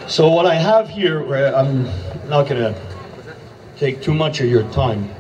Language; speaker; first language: English; native; English